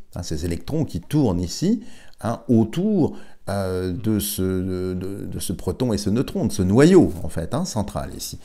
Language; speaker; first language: French; native; French